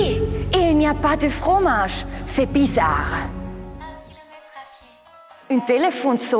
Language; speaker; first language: French; non-native, local second language; German